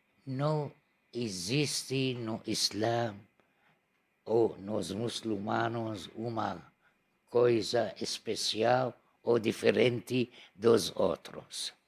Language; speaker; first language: Portuguese; non-native, learner; Arabic